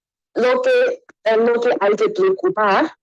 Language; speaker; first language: Spanish; non-native, learner; Chinese